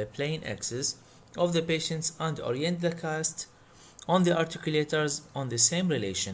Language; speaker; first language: English; non-native, fluent; Arabic